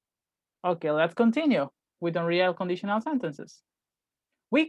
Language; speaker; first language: English; non-native, fluent; Spanish